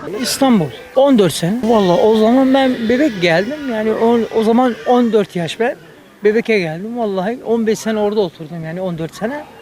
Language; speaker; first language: Turkish; non-native, learner; Arabic